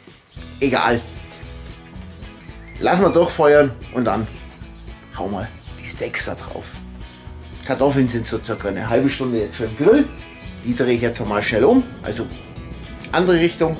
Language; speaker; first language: German; native; German